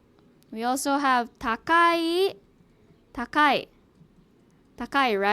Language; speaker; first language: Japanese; non-native, fluent; Hiligaynon